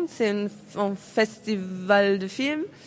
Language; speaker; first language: French; non-native, fluent; German